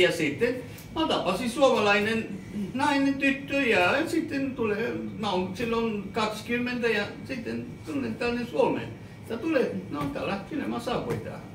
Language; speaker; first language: Finnish; non-native, fluent; Spanish